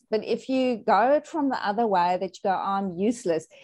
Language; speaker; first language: English; native; English